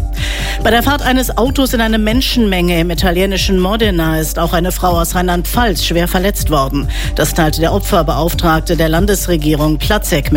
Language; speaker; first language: German; native; German